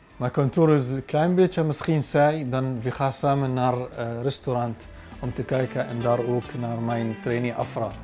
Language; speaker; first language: Dutch; non-native, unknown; Arabic